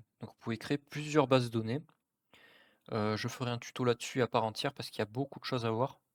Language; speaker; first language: French; native; French